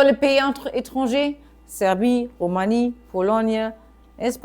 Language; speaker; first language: French; non-native, fluent; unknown